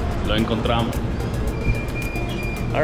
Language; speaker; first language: Spanish; early bilingual, heritage; Spanish